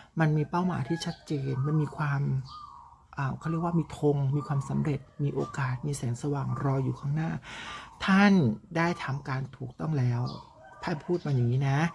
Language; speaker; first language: Thai; native; Thai